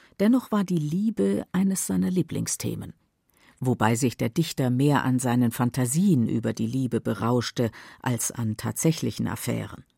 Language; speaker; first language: German; native; German